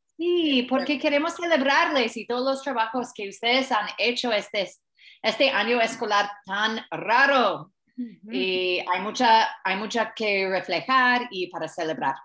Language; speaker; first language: Spanish; non-native, fluent; English